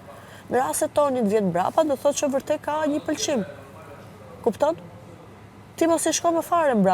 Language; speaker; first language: Albanian; native; Albanian